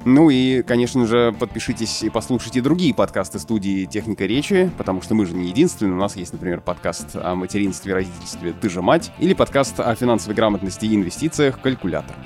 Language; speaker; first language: Russian; native; Russian